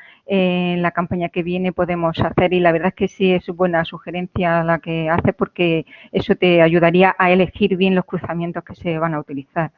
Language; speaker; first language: Spanish; native; Spanish